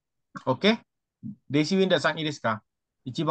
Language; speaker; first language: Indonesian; native; Indonesian